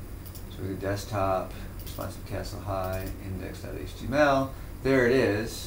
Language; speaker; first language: English; native; English